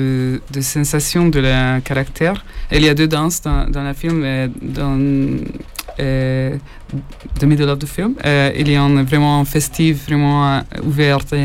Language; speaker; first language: French; non-native, learner; Hungarian